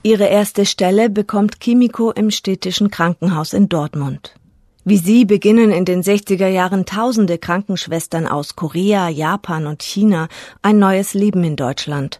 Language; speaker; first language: German; native; German